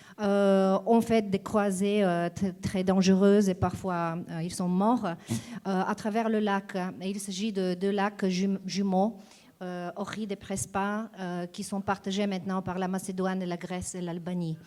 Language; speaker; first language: French; non-native, fluent; Bulgarian